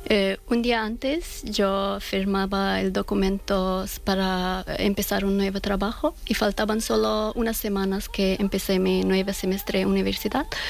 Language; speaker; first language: Spanish; non-native, learner; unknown